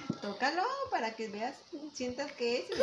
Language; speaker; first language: Spanish; native; Spanish